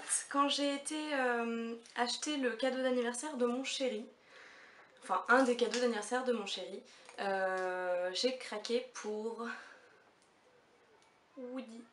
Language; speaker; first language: French; native; French